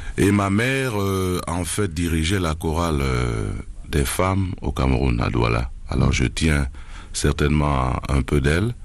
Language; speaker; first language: French; non-native, local second language; Duala